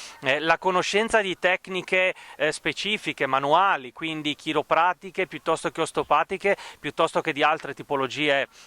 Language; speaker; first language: Italian; native; Italian